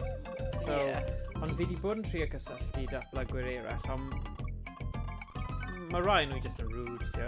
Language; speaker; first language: Welsh; native; Welsh